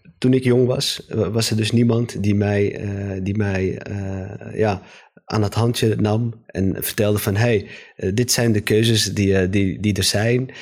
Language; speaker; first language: Dutch; native; Dutch